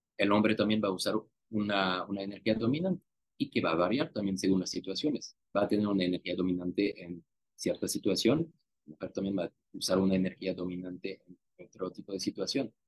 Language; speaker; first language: Spanish; non-native, fluent; French